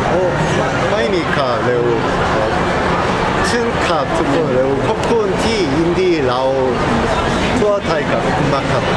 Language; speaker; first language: Thai; non-native, fluent; Korean